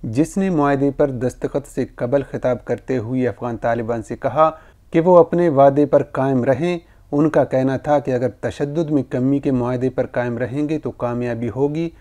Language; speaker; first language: Urdu; non-native, local second language; Baluchi